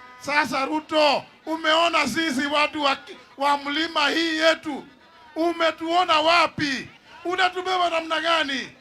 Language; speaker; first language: Swahili; non-native, local second language; Kikuyu